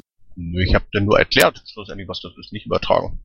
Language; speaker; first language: German; native; German